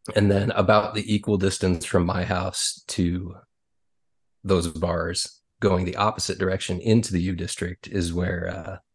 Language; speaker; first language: English; native; English